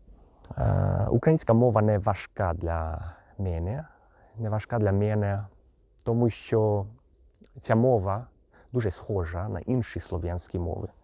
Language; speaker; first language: Ukrainian; non-native, fluent; Hungarian